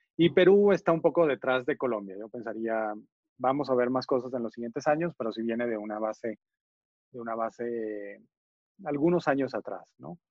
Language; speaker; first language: Spanish; native; Spanish